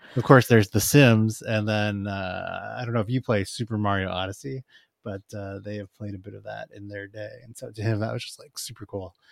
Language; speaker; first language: English; native; English